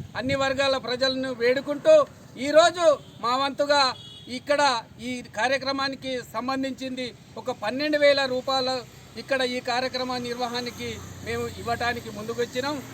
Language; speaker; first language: Telugu; non-native, local second language; Gondi